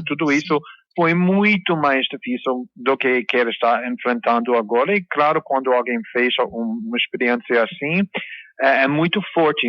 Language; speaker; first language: Portuguese; non-native, fluent; English